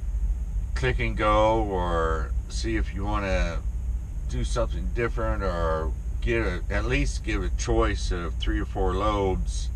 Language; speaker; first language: English; native; English